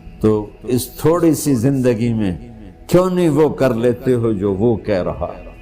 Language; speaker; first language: Urdu; non-native, local second language; Punjabi